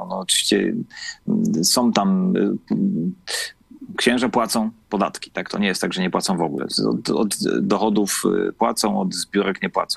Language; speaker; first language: Polish; native; Polish